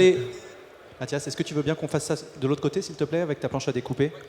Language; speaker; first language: French; native; French